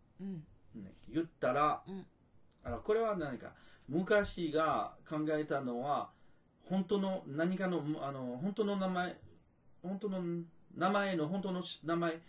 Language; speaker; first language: Japanese; non-native, fluent; French